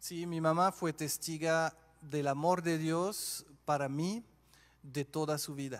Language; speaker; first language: Spanish; non-native, fluent; French